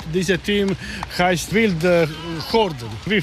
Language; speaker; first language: German; non-native, learner; Croatian